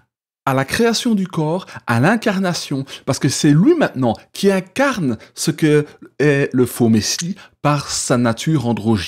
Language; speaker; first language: French; native; French